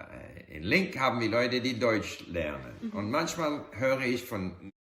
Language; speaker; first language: German; non-native, learner; English